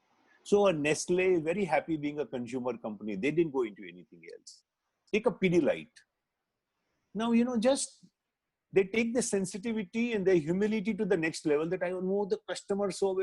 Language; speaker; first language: English; non-native, local second language; Hindi